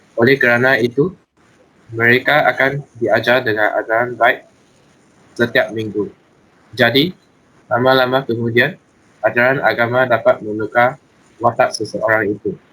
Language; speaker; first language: Malay; native; Malay